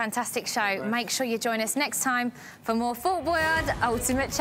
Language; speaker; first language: English; native; English